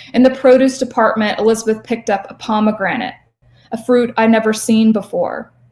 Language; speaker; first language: English; native; English